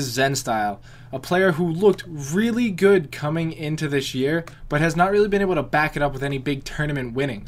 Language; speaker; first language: English; native; English